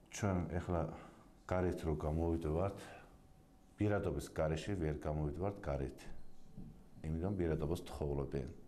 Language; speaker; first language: Georgian; non-native, local second language; Azerbaijani